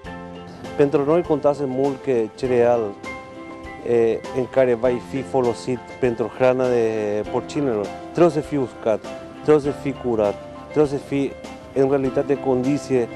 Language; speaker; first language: Romanian; non-native, learner; Spanish